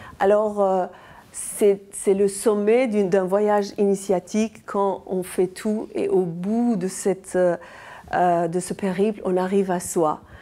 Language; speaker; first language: French; non-native, fluent; Persian